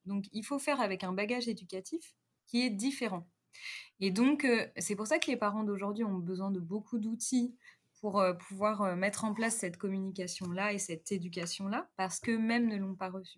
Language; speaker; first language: French; native; French